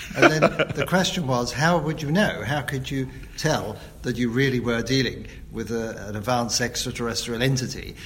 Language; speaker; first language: English; native; English